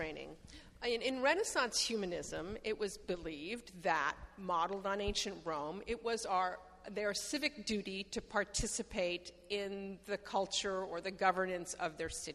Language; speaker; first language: English; native; English